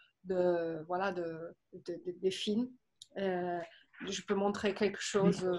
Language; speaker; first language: French; non-native, fluent; Italian